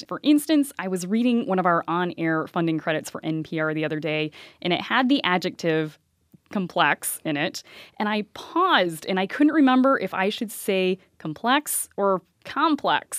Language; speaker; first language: English; native; English